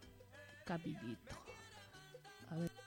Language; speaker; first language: Spanish; native; Spanish